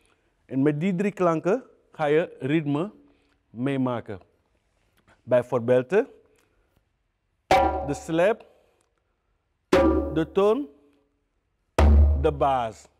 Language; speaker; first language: Dutch; non-native, learner; Wolof